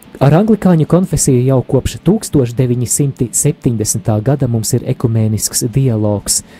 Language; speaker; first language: Latvian; native; Latvian